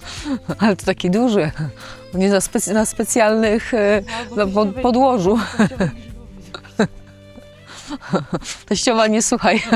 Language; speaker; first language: Polish; native; Polish